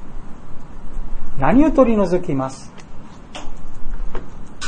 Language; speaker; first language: Japanese; non-native, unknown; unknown